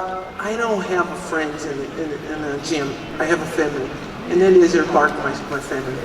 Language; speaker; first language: English; non-native, learner; Portuguese